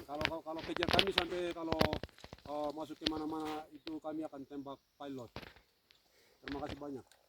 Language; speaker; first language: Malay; non-native, local second language; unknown